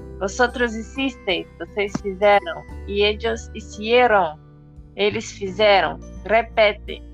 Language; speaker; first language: Spanish; non-native, fluent; Portuguese